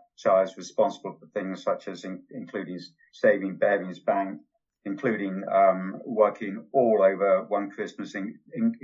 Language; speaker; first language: English; native; English